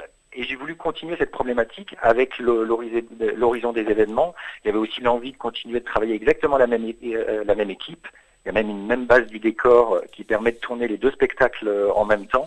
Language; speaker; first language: French; native; French